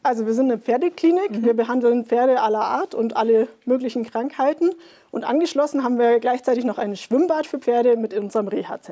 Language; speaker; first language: German; native; German